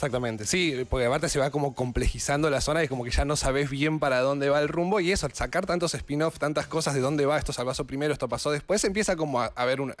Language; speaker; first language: Spanish; native; Spanish